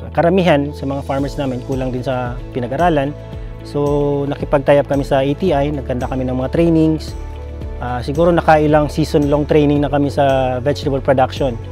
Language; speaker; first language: Filipino; non-native, local second language; Bikol